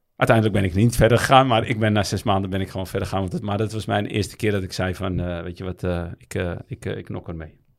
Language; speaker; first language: Dutch; early bilingual, other home language; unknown